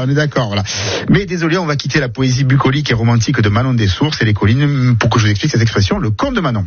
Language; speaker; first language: French; native; French